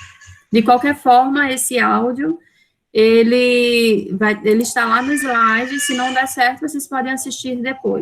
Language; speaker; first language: Portuguese; native; Portuguese